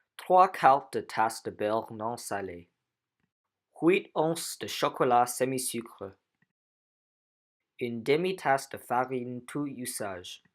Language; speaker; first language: French; non-native, learner; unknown